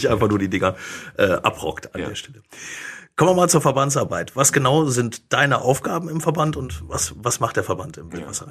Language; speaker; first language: German; native; German